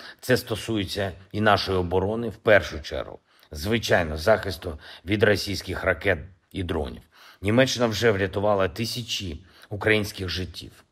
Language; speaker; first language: Ukrainian; non-native, local second language; Russian